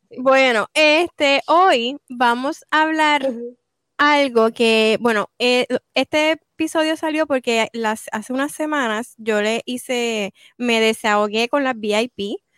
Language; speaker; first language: Spanish; native; Spanish